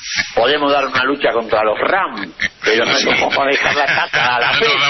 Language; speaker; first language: Spanish; native; Spanish